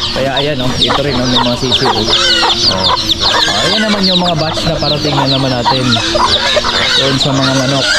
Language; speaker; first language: Filipino; native; Filipino